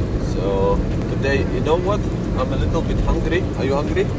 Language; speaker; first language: English; non-native, learner; Russian